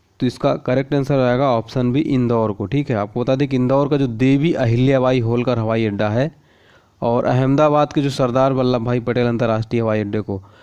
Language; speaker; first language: Hindi; native; Hindi